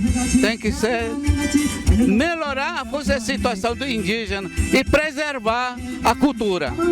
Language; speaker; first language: Portuguese; non-native, local second language; Ticuna